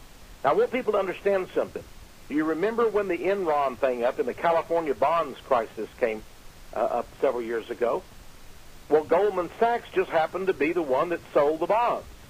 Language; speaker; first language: English; native; English